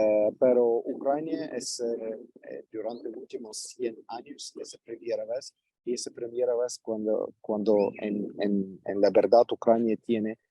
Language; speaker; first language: Spanish; non-native, fluent; Ukrainian